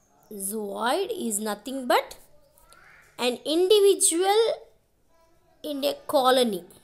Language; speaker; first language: English; non-native, local second language; Telugu